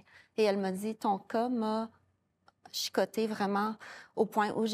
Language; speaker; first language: French; native; French